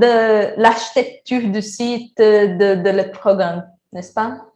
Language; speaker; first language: French; non-native, learner; Portuguese